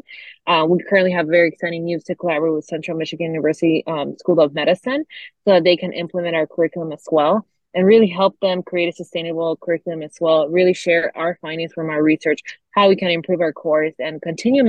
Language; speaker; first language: English; non-native, fluent; Spanish